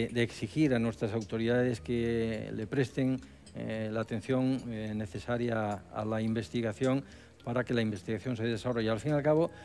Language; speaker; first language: Spanish; native; Spanish